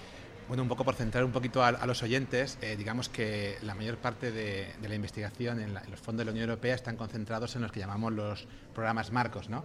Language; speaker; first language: Spanish; native; Spanish